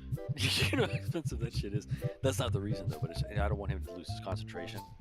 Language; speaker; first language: English; native; English